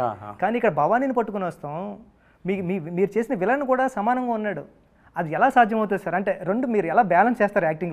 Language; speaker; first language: Telugu; native; Telugu